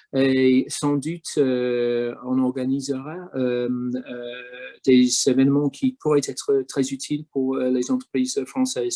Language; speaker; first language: French; non-native, fluent; English